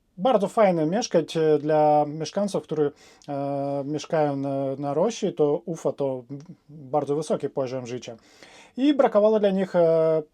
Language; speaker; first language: Polish; non-native, fluent; Russian